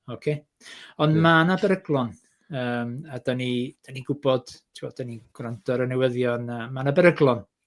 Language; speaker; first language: Welsh; native; Welsh